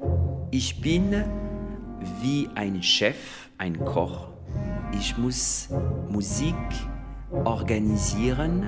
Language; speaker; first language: German; non-native, fluent; French